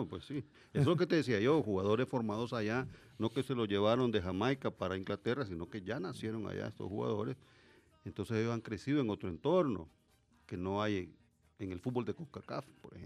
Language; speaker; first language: Spanish; native; Spanish